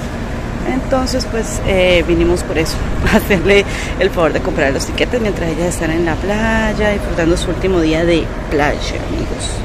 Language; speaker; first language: Spanish; native; Spanish